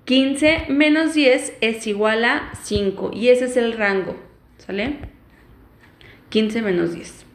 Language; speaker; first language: Spanish; native; Spanish